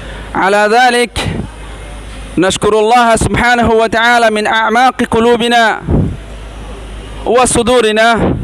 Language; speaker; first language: Arabic; non-native, learner; Rohingya